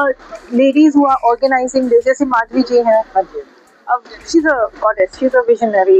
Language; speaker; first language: English; non-native, local second language; Hindi